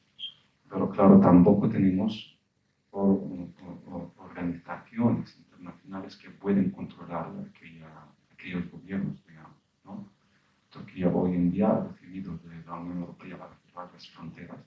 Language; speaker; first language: Spanish; non-native, fluent; Arabic